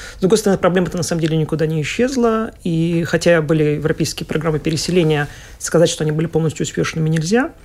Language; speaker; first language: Russian; native; Russian